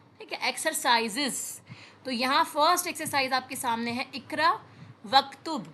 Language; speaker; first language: Urdu; native; Urdu